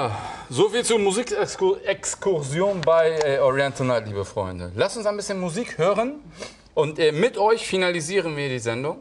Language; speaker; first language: German; native; German